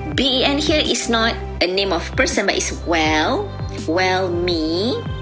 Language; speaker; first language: English; non-native, local second language; Malay